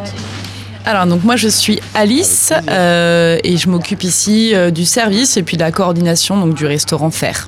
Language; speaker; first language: French; native; French